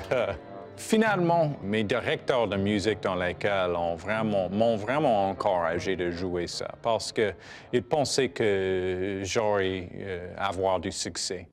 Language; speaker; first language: French; non-native, fluent; English